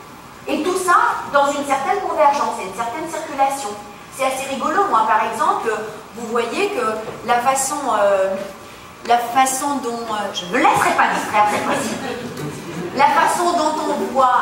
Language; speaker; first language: French; native; French